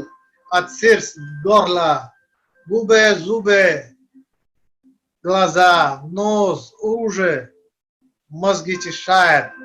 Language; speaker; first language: Russian; non-native, learner; Hindi